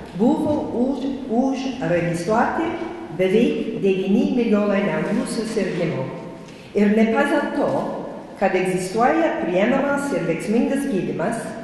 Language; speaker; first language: Lithuanian; non-native, learner; English